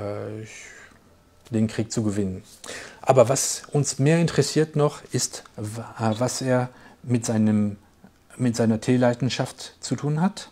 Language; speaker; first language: German; non-native, fluent; French